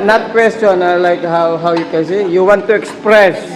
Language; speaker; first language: English; non-native, local second language; Filipino